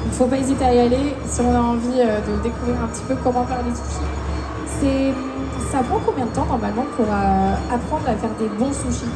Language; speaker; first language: French; native; French